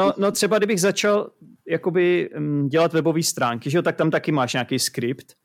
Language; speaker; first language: Czech; native; Czech